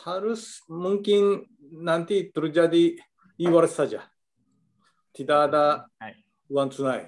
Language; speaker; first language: Indonesian; non-native, learner; Japanese